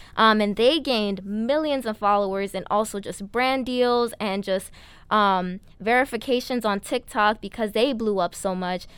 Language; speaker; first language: English; native; English